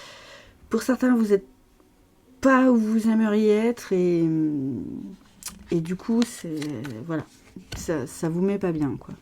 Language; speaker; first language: French; native; French